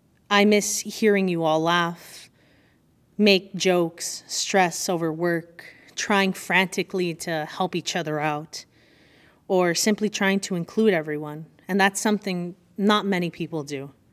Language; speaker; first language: English; early bilingual, other home language; Spanish